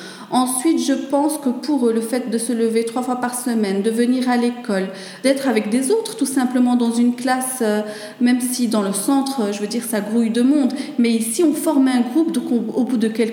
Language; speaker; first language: French; native; French